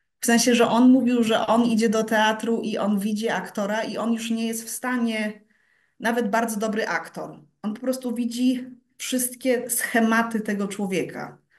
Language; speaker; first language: Polish; early bilingual, heritage; Polish